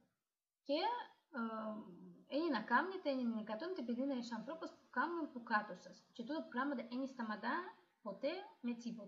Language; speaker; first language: Greek; non-native, learner; Russian